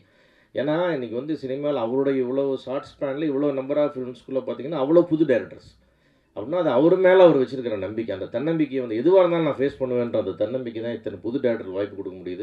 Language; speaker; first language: Tamil; native; Tamil